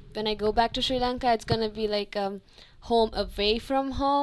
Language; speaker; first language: English; non-native, local second language; Sinhala